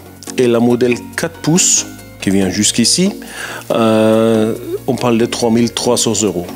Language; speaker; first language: French; non-native, fluent; German